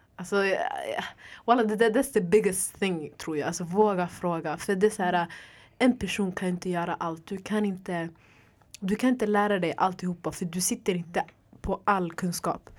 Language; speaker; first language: Swedish; early bilingual, other home language; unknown